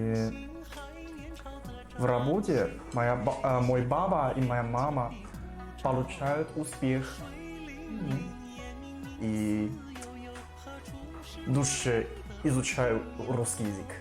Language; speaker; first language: Russian; non-native, learner; Chinese